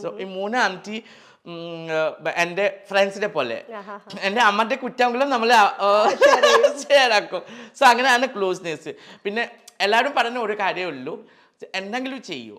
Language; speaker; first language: Malayalam; non-native, learner; Assamese